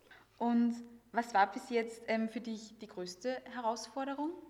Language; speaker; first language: German; native; German